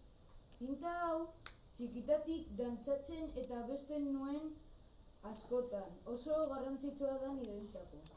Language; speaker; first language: Basque; non-native, local second language; Spanish